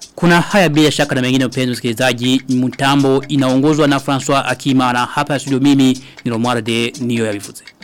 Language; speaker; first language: Swahili; non-native, local second language; Rundi